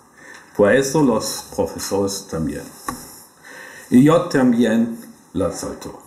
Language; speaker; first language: Spanish; non-native, learner; German